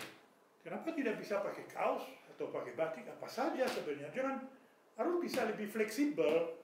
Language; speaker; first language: Indonesian; non-native, fluent; French